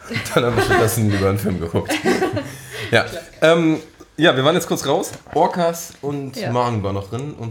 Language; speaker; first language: German; native; German